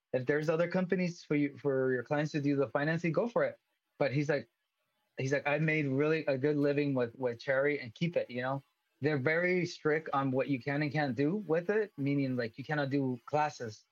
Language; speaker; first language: English; early bilingual, other home language; Spanish